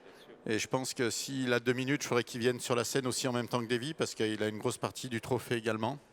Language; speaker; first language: French; native; French